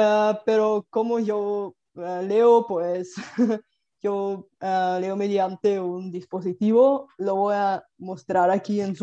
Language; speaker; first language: Spanish; non-native, fluent; Bulgarian